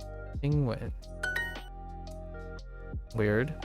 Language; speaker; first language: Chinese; non-native, learner; English